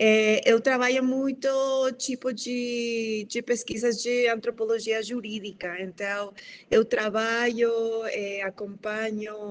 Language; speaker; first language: Portuguese; non-native, fluent; Spanish